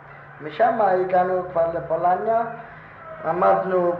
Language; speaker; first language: Hebrew; non-native, fluent; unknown